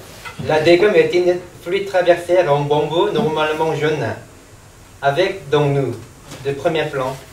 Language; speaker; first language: French; non-native, learner; Korean